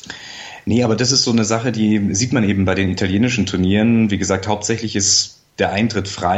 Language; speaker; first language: German; native; German